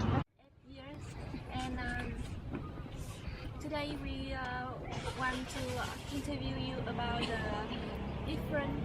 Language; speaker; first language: English; non-native, learner; Vietnamese